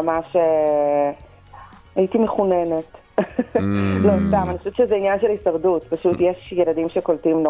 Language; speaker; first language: Hebrew; early bilingual, other home language; Russian